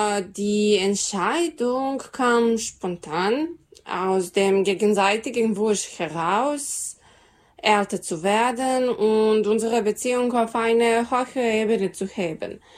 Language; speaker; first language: German; non-native, learner; Serbian